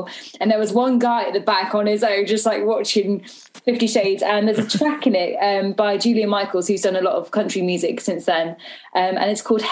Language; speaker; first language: English; native; English